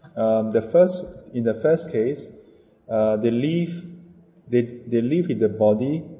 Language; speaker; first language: English; non-native, local second language; Chinese